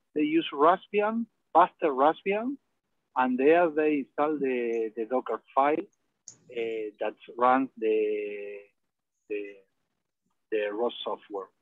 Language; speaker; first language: English; non-native, learner; Spanish